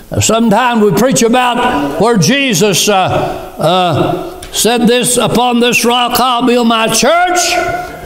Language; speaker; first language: English; native; English